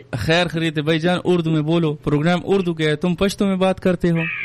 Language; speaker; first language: Hindi; non-native, local second language; Pashto